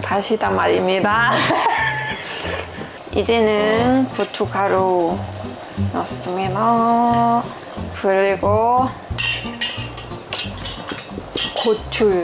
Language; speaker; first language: Korean; non-native, learner; Thai